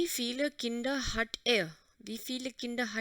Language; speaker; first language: German; non-native, fluent; Hindi